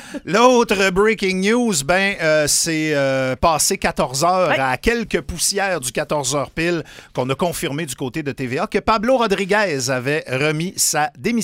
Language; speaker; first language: French; native; French